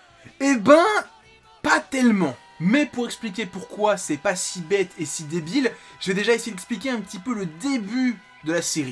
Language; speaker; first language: French; native; French